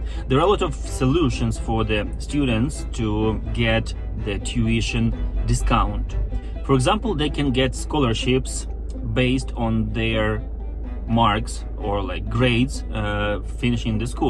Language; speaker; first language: English; non-native, fluent; Ukrainian